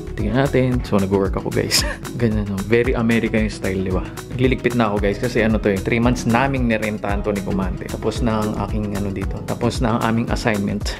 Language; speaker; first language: Filipino; native; Filipino